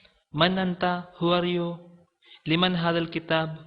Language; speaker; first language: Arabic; non-native, fluent; Malayalam